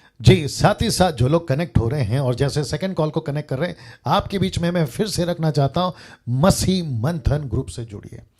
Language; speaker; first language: Hindi; native; Hindi